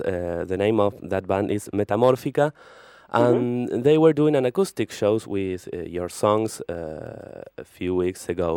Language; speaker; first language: English; non-native, fluent; Spanish